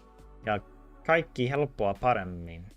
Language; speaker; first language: Finnish; non-native, learner; English